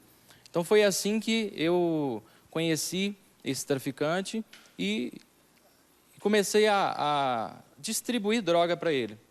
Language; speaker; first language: Portuguese; native; Portuguese